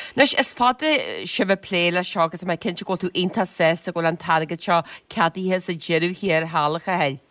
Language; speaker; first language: Irish; native; Irish